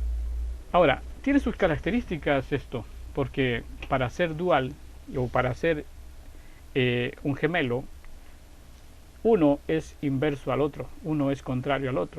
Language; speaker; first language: Spanish; native; Spanish